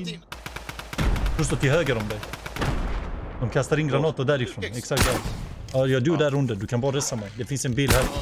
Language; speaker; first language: Swedish; native; Swedish